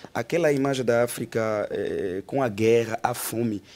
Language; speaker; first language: Portuguese; non-native, fluent; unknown